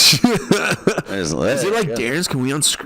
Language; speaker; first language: English; native; English